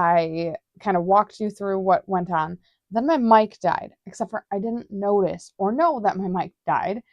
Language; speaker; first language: English; native; English